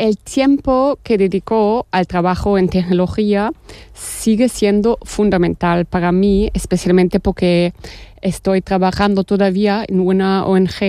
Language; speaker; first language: Spanish; non-native, fluent; German